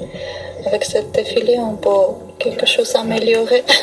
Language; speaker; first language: French; non-native, learner; Armenian